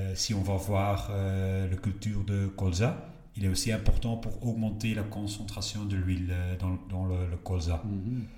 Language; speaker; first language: French; non-native, local second language; Dutch